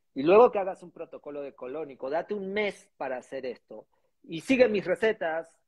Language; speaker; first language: Spanish; native; Spanish